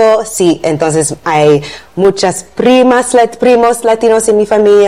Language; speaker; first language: Spanish; non-native, learner; English